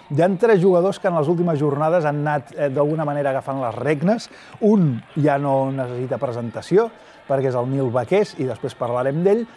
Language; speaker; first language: Catalan; native; Catalan